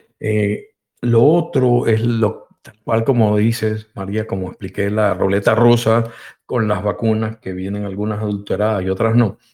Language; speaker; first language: Spanish; native; Spanish